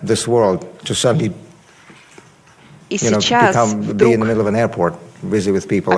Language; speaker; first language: English; non-native, fluent; Russian